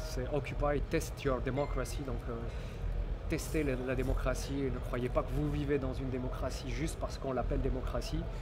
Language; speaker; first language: French; non-native, local second language; Arabic